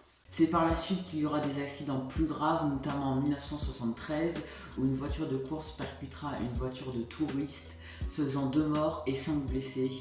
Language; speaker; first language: French; native; French